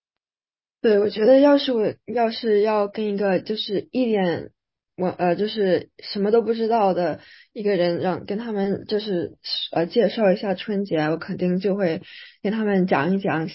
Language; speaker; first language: Chinese; early bilingual, other home language; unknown